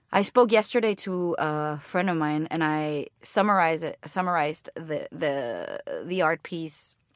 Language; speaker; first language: English; non-native, fluent; Spanish